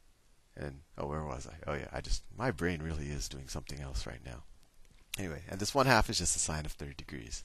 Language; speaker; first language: English; native; English